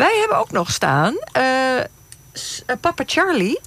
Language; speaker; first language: Dutch; native; Dutch